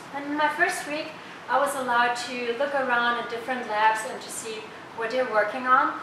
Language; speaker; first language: English; non-native, fluent; German